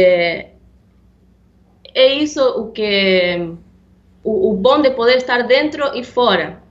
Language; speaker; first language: Portuguese; non-native, fluent; Spanish